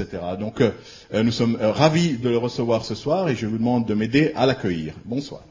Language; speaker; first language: French; native; French